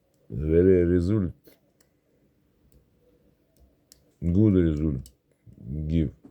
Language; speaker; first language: English; non-native, learner; Russian